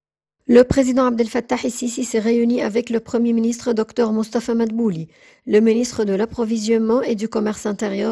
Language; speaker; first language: French; non-native, fluent; Arabic